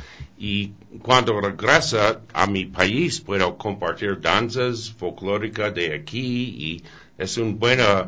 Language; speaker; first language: Spanish; non-native, learner; English